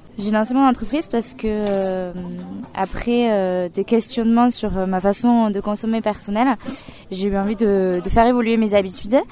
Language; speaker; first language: French; early bilingual, other home language; Spanish